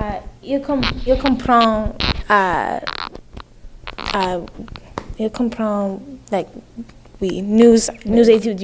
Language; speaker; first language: French; non-native, learner; English